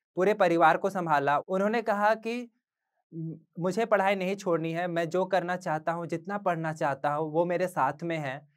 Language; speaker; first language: Hindi; native; Hindi